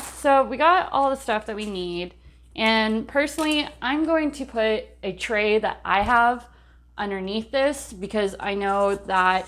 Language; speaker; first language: English; native; English